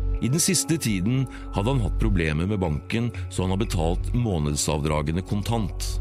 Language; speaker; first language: Norwegian; native; Norwegian